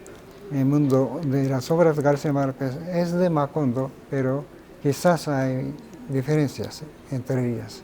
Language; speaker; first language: Spanish; non-native, fluent; Japanese